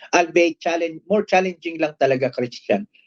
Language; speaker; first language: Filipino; native; Filipino